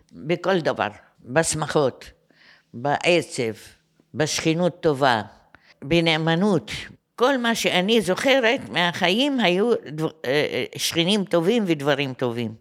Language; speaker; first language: Hebrew; non-native, fluent; Arabic